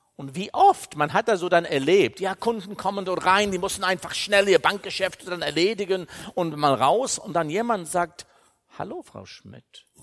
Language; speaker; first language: German; non-native, fluent; English